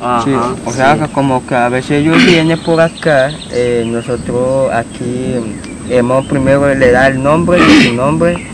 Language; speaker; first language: Spanish; non-native, local second language; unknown